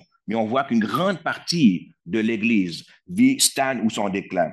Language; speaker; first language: French; native; French